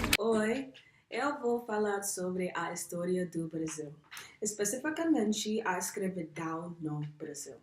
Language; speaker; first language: Portuguese; non-native, learner; English